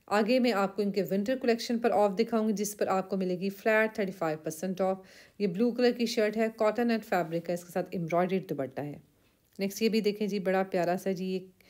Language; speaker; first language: Urdu; native; Urdu